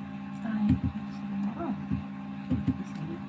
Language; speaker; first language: Spanish; native; Spanish